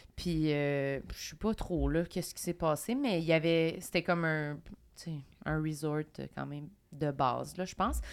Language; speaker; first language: French; native; French